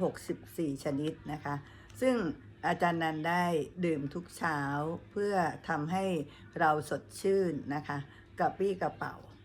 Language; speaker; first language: Thai; native; Thai